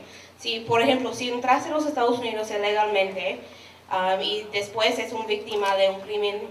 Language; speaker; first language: Spanish; non-native, fluent; English